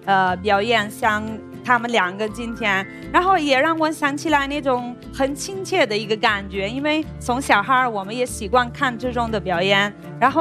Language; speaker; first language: Chinese; non-native, fluent; Italian